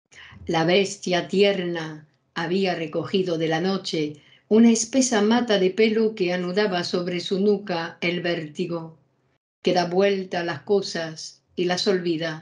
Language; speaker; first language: Spanish; native; Spanish